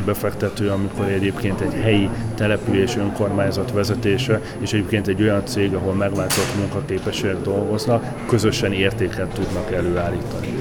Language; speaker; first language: Hungarian; native; Hungarian